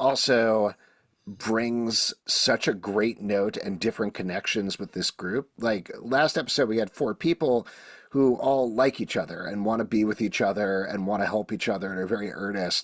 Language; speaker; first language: English; native; English